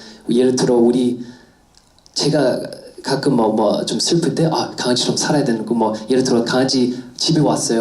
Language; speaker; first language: Korean; non-native, fluent; English